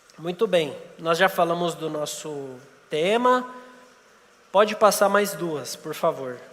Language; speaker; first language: Portuguese; native; Portuguese